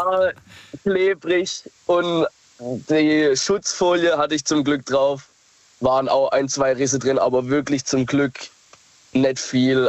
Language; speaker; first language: German; native; German